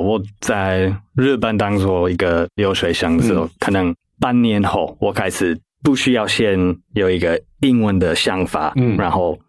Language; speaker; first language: Chinese; non-native, fluent; English